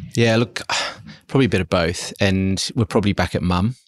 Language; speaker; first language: English; early bilingual, other home language; German